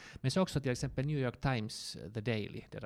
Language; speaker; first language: Swedish; non-native, local second language; Finnish